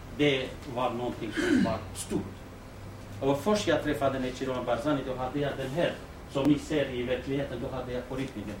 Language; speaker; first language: Swedish; non-native, fluent; Kurdish